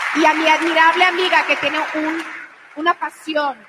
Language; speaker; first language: Spanish; early bilingual, heritage; Spanish